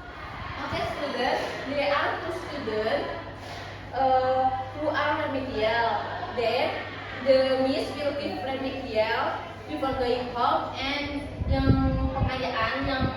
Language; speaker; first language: English; non-native, learner; Indonesian